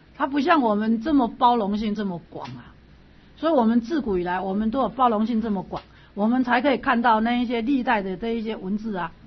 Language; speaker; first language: Chinese; native; Chinese